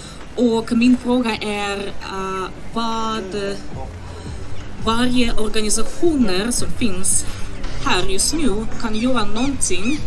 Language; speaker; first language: Swedish; non-native, learner; Ukrainian